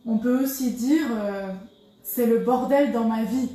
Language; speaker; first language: French; native; French